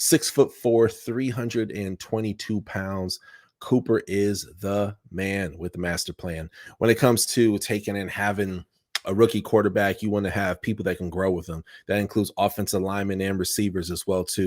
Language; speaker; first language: English; native; English